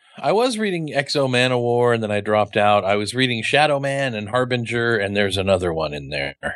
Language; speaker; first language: English; native; English